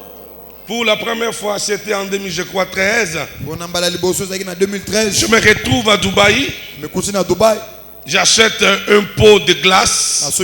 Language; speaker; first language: French; non-native, local second language; Lingala